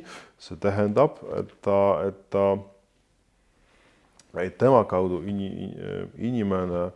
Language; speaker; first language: Estonian; non-native, fluent; Polish